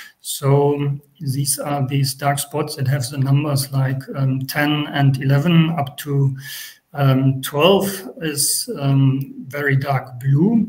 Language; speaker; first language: English; non-native, fluent; German